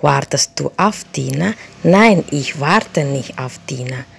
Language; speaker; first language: German; non-native, fluent; Indonesian